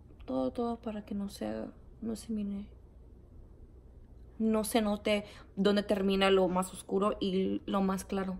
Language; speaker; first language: Spanish; early bilingual, heritage; Spanish